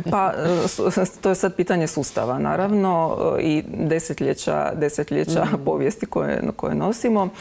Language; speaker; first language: Croatian; native; Croatian